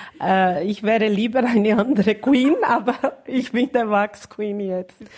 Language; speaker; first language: German; non-native, fluent; Portuguese